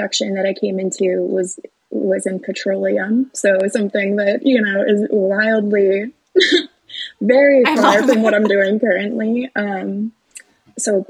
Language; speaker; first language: English; native; English